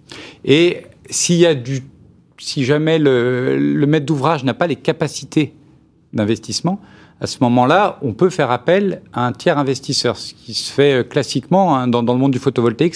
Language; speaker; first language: French; native; French